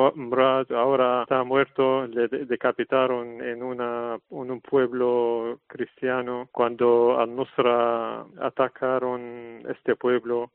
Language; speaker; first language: Spanish; non-native, learner; Arabic